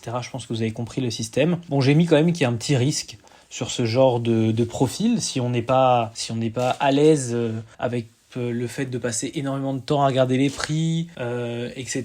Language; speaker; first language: French; native; French